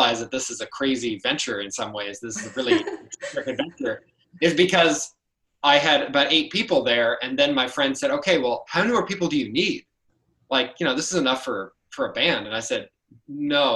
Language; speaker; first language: English; native; English